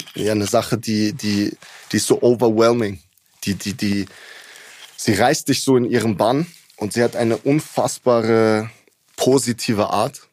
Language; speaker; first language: German; native; German